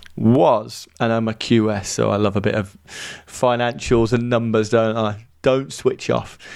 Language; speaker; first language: English; native; English